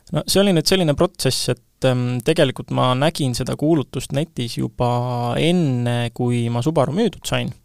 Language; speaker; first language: Estonian; native; Estonian